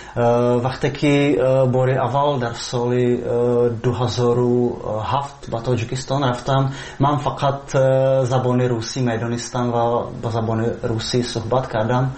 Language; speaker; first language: Persian; non-native, learner; Czech